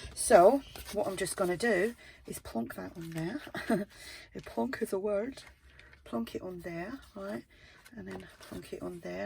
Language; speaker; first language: English; native; English